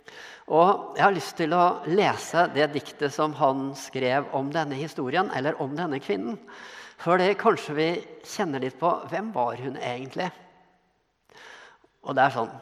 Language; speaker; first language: Norwegian; native; Norwegian